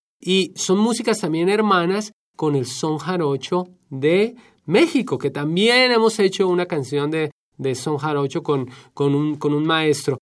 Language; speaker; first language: Spanish; native; Spanish